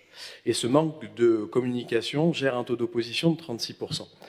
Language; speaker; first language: French; native; French